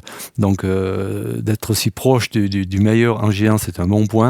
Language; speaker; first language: French; native; French